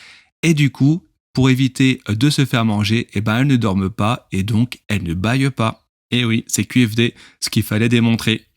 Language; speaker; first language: French; native; French